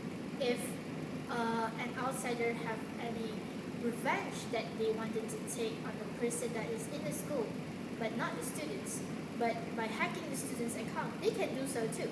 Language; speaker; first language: English; non-native, local second language; Malay